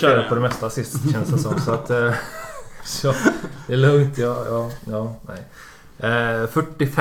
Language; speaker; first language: Swedish; native; Swedish